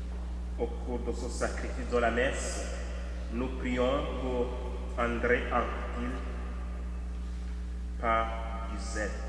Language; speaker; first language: French; native; French